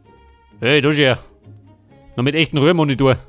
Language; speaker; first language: German; native; German